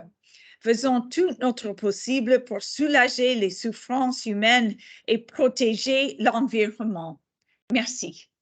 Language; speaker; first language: French; non-native, fluent; English